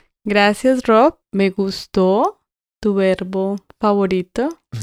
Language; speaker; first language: Spanish; native; Spanish